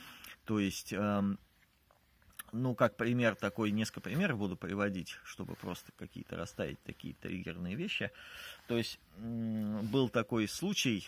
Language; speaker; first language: Russian; native; Russian